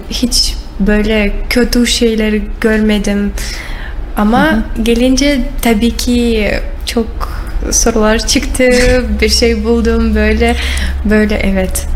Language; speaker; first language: Turkish; non-native, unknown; Russian